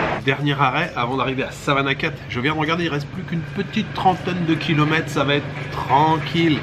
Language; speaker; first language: French; native; French